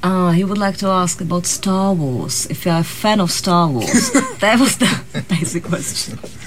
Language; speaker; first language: English; non-native, fluent; Czech